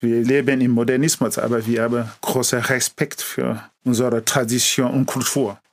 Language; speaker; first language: German; non-native, learner; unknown